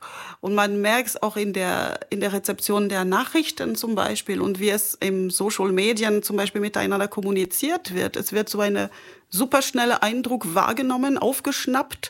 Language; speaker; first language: German; non-native, fluent; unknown